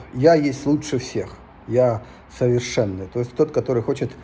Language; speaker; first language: Russian; native; Russian